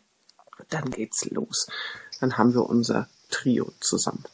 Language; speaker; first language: German; native; German